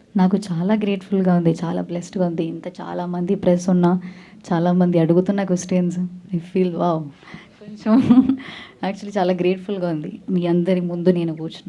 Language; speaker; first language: Telugu; non-native, learner; Malayalam